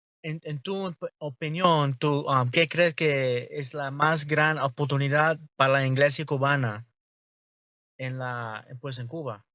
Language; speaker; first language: Spanish; non-native, learner; English